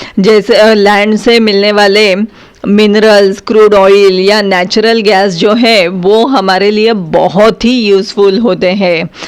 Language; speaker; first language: Hindi; non-native, local second language; Marathi